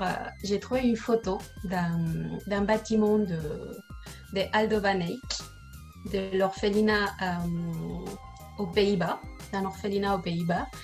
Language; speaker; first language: French; non-native, learner; Spanish